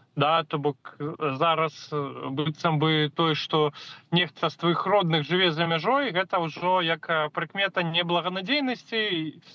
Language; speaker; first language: Belarusian; non-native, local second language; Russian